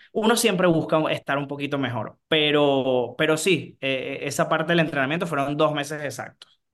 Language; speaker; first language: Spanish; native; Spanish